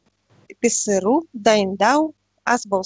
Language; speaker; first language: Kazakh; non-native, learner; Russian